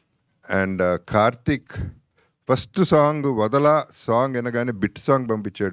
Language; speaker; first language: Telugu; native; Telugu